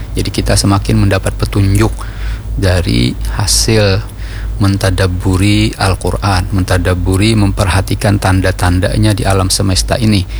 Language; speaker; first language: Malay; non-native, local second language; Banjar